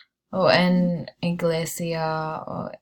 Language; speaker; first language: Spanish; non-native, learner; English